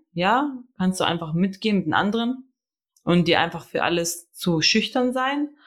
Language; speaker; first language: German; early bilingual, other home language; Albanian